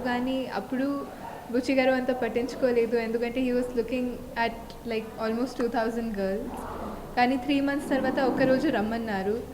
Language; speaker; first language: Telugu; non-native, fluent; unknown